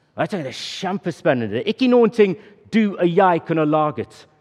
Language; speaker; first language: Norwegian; non-native, fluent; English